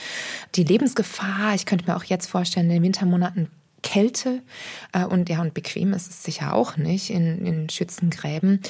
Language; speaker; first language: German; native; German